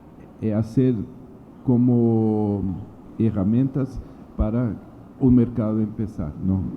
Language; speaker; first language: Spanish; non-native, learner; Portuguese